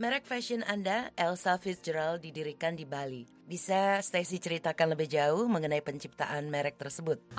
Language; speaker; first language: Indonesian; native; Indonesian